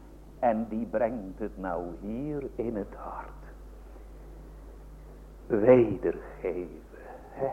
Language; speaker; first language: Dutch; native; Dutch